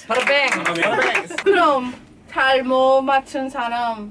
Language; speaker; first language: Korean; non-native, fluent; Portuguese